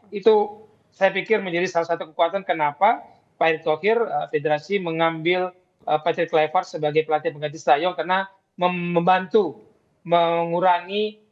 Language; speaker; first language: Indonesian; native; Indonesian